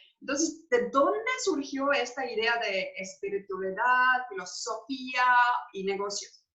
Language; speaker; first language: Spanish; non-native, learner; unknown